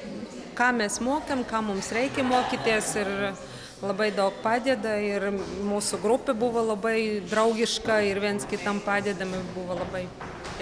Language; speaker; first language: Lithuanian; non-native, learner; Latvian